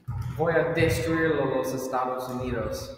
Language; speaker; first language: Spanish; non-native, learner; English